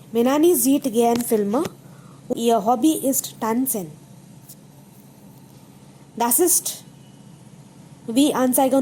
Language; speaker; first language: German; non-native, fluent; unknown